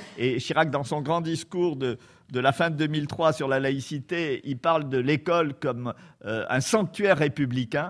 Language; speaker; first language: French; native; French